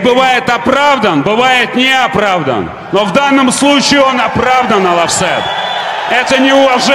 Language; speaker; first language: Russian; native; Russian